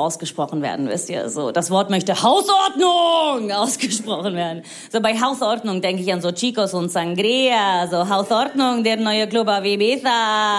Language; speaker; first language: German; non-native, fluent; Italian